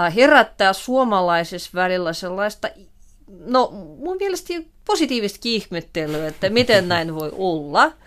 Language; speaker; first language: Finnish; non-native, fluent; Russian